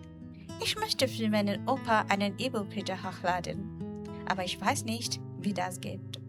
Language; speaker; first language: German; non-native, learner; Bangla